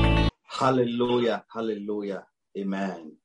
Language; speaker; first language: Portuguese; non-native, learner; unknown